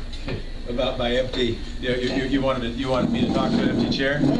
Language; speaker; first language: English; native; English